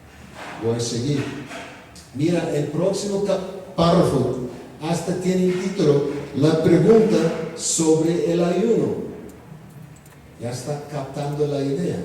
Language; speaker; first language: Spanish; non-native, fluent; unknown